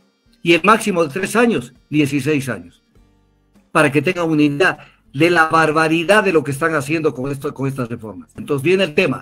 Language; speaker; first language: Spanish; native; Spanish